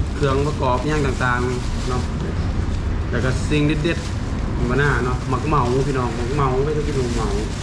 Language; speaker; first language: Thai; native; Thai